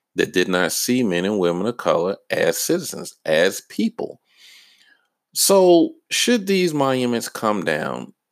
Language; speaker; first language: English; native; English